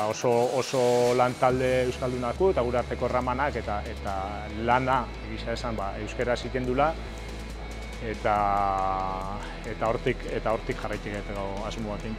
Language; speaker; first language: Basque; native; Basque